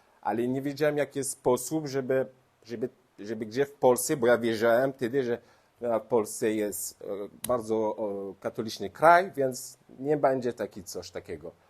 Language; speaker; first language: Polish; non-native, learner; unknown